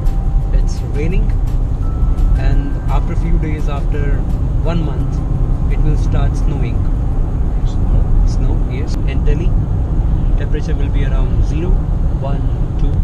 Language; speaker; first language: English; non-native, local second language; Hindi